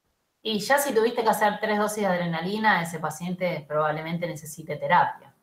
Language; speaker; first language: Spanish; native; Spanish